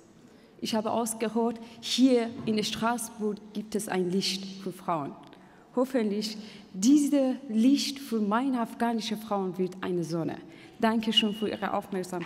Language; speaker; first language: German; non-native, fluent; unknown